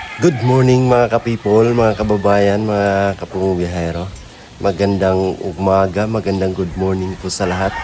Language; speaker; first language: Filipino; non-native, local second language; Cebuano